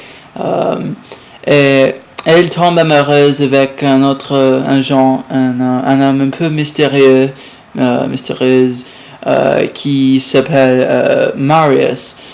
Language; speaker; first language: French; non-native, learner; English